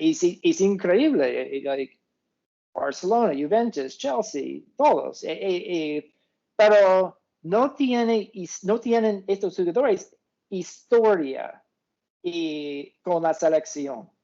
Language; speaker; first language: Spanish; non-native, fluent; English